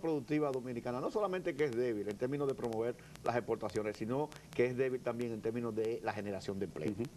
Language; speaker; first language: Spanish; native; Spanish